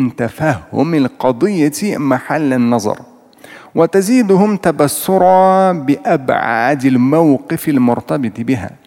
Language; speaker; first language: Arabic; non-native, fluent; Russian